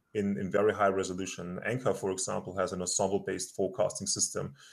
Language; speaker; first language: English; non-native, fluent; German